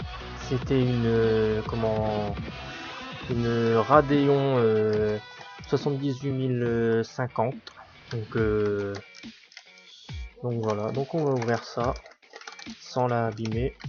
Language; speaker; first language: French; native; French